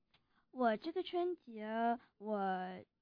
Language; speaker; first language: Chinese; early bilingual, heritage; Chinese